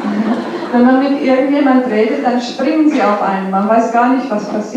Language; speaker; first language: German; non-native, fluent; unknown